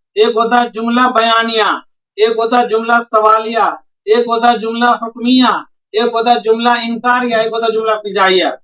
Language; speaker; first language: Hindi; native; Hindi